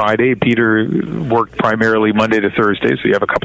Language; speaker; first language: English; native; English